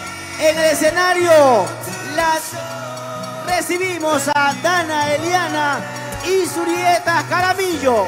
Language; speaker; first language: Spanish; native; Spanish